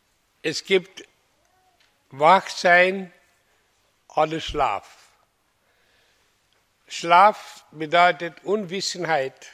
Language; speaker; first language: German; non-native, fluent; Hindi